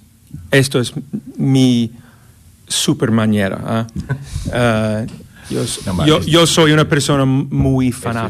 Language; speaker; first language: Spanish; non-native, learner; English